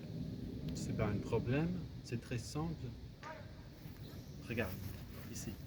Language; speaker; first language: French; non-native, learner; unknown